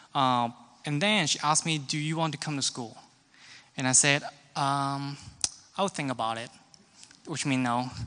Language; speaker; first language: English; non-native, local second language; Cantonese